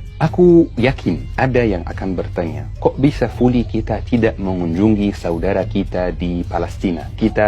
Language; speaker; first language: Indonesian; non-native, fluent; Arabic